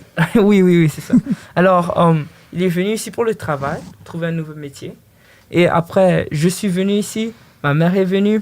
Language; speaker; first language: French; early bilingual, other home language; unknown